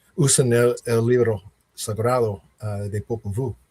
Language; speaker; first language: Spanish; non-native, learner; English